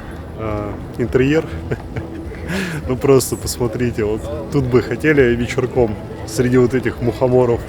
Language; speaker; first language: Russian; native; Russian